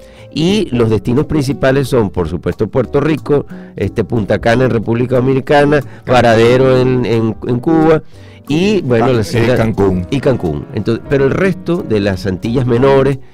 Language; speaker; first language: Spanish; native; Spanish